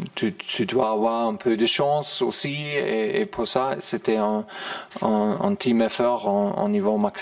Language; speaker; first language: French; non-native, fluent; German